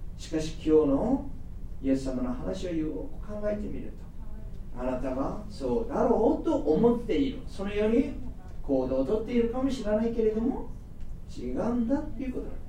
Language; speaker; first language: Japanese; non-native, fluent; Korean